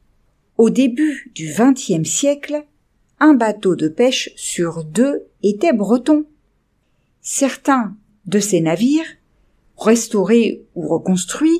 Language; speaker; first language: French; native; French